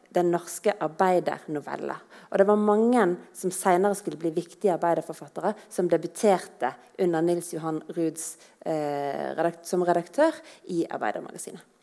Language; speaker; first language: Norwegian; native; Norwegian